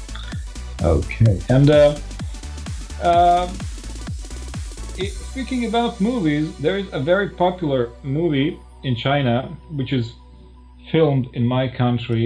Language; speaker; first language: English; non-native, fluent; Croatian